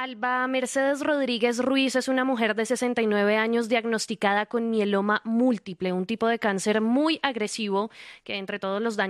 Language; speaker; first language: Spanish; native; Spanish